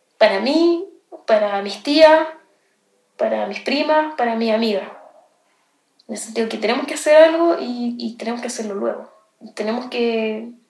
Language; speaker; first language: Spanish; native; Spanish